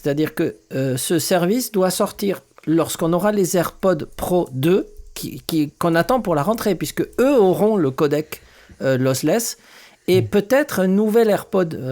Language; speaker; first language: French; native; French